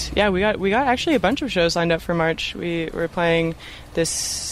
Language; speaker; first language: English; native; English